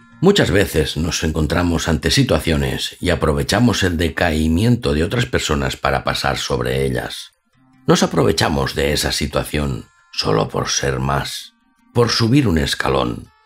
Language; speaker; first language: Spanish; native; Spanish